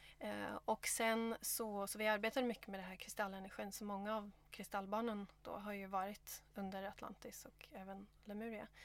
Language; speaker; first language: Swedish; native; Swedish